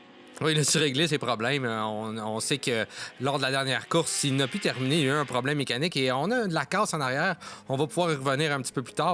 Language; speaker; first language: French; native; French